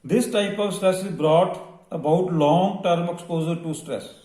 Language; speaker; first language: English; non-native, local second language; Punjabi